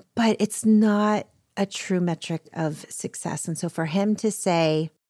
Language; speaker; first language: English; native; English